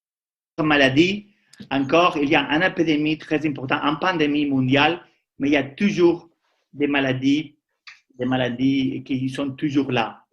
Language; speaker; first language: French; non-native, learner; Spanish